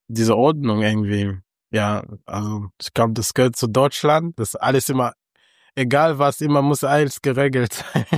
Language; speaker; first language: German; non-native, fluent; Kinyarwanda